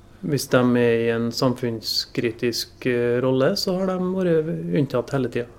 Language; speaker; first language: Norwegian; native; Norwegian